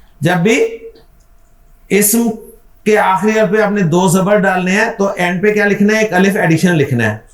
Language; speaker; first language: Urdu; native; Urdu